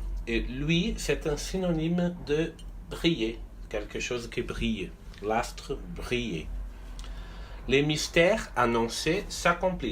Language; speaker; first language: French; non-native, fluent; Portuguese